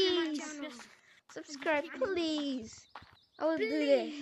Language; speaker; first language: English; non-native, local second language; French